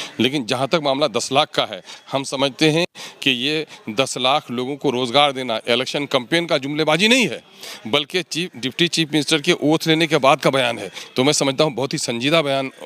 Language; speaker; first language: Hindi; native; Hindi